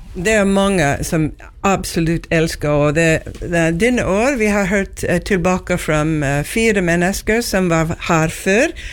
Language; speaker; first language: Norwegian; non-native, learner; English